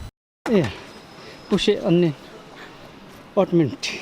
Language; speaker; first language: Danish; non-native, local second language; Kalaallisut